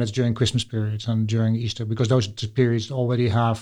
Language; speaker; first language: English; non-native, fluent; Dutch